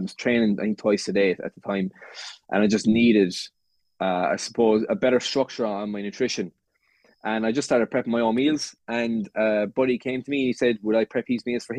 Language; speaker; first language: English; native; English